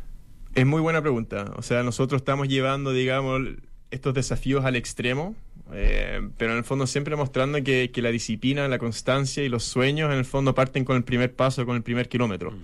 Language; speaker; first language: Spanish; native; Spanish